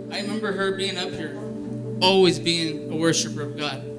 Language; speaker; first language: English; early bilingual, other home language; Spanish